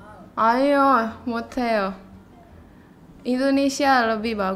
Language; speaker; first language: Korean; non-native, learner; Indonesian